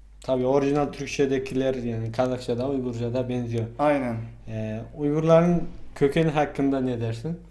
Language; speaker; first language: Turkish; non-native, fluent; Mongolian